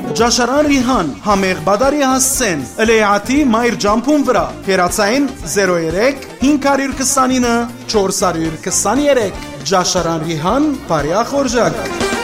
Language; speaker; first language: Armenian; early bilingual, heritage; Armenian